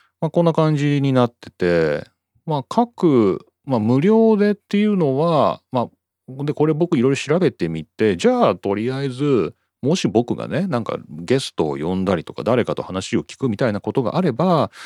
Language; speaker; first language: Japanese; native; Japanese